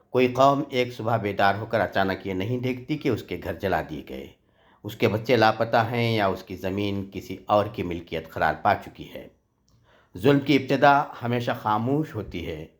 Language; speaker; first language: Urdu; native; Urdu